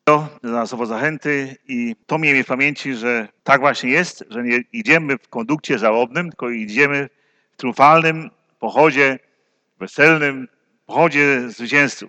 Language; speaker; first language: Polish; native; Polish